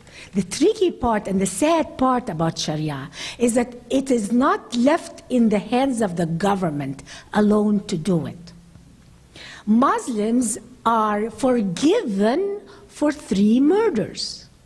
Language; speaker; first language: English; non-native, fluent; Arabic